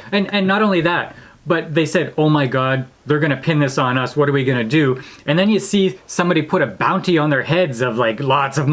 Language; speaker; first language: English; native; English